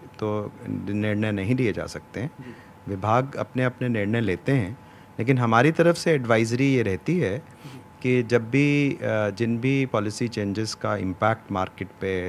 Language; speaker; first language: Hindi; native; Hindi